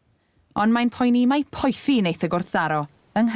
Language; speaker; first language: Welsh; native; Welsh